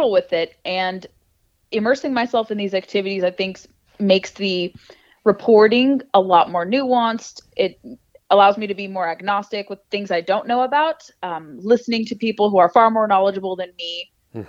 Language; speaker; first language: English; native; English